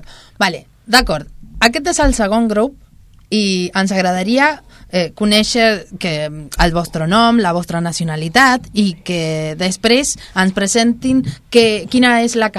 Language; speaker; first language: Catalan; non-native, learner; Spanish